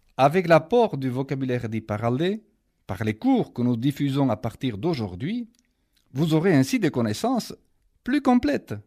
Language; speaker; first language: French; native; French